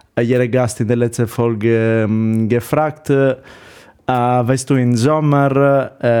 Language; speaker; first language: German; non-native, learner; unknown